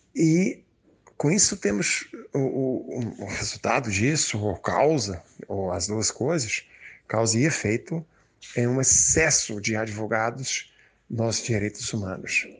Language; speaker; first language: Portuguese; non-native, fluent; English